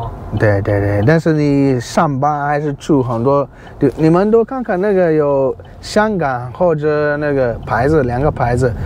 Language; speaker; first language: Chinese; non-native, learner; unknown